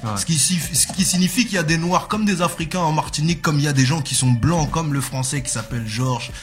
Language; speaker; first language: French; native; French